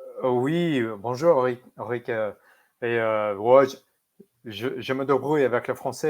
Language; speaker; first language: French; non-native, fluent; English